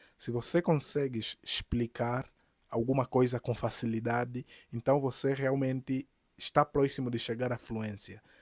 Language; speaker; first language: Portuguese; native; Portuguese